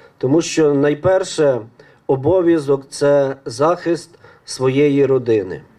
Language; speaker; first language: Ukrainian; native; Ukrainian